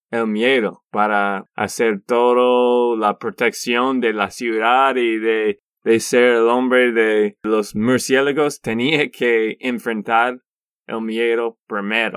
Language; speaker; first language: Spanish; non-native, learner; English